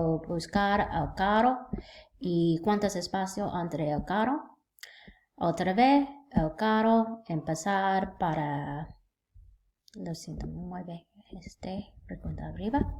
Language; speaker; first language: Spanish; non-native, learner; English